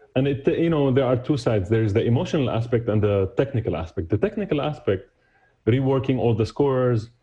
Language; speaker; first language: English; non-native, fluent; Arabic